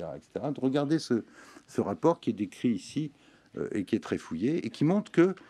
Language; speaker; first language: French; native; French